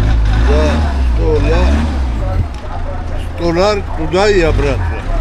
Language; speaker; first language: Russian; non-native, learner; Georgian